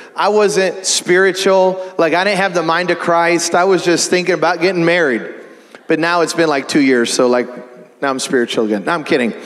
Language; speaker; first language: English; native; English